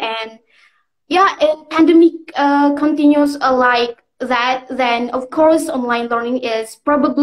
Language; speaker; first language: English; non-native, learner; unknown